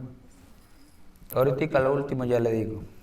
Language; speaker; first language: Spanish; native; Spanish